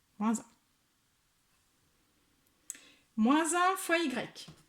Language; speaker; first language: French; native; French